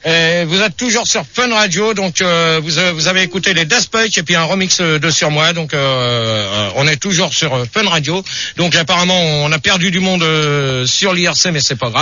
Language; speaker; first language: French; native; French